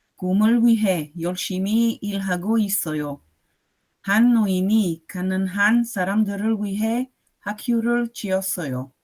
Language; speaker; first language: Korean; non-native, learner; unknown